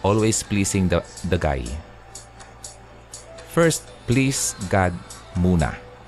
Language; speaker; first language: English; non-native, local second language; Filipino